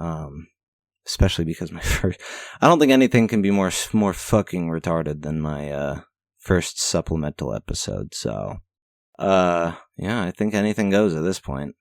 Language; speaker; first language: English; native; English